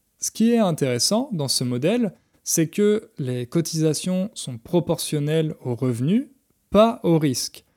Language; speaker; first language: French; native; French